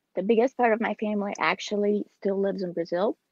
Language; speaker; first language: English; non-native, fluent; Portuguese